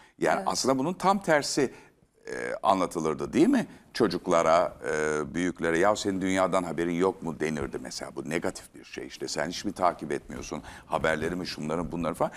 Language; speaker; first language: Turkish; native; Turkish